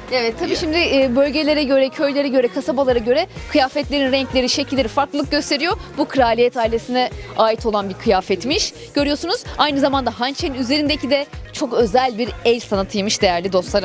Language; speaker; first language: Turkish; native; Turkish